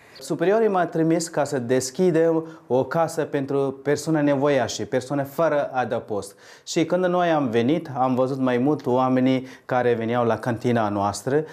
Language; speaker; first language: Romanian; non-native, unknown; Tamil